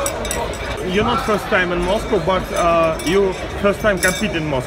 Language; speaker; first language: English; non-native, learner; Russian